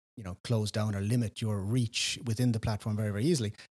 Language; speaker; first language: English; native; English